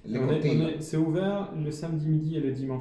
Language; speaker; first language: French; native; French